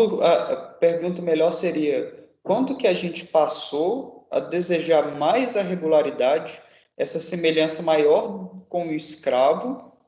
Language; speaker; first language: Portuguese; native; Portuguese